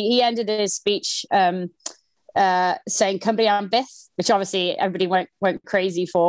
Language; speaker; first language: English; native; English